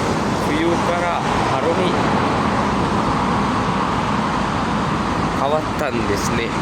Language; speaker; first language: Japanese; non-native, learner; Sinhala